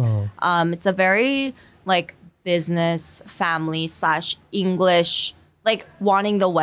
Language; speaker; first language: English; non-native, fluent; Korean